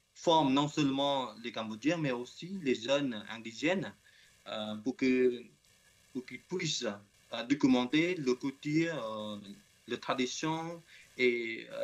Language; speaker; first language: French; non-native, learner; Khmer